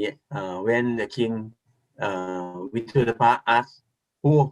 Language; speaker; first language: English; non-native, learner; Thai